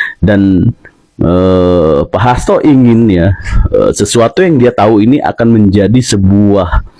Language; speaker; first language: Indonesian; native; Indonesian